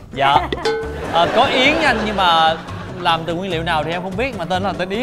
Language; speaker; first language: Vietnamese; native; Vietnamese